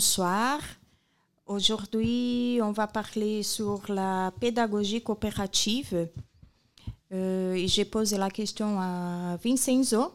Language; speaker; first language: French; non-native, learner; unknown